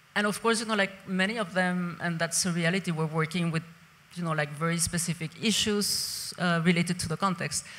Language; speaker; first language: English; non-native, fluent; Spanish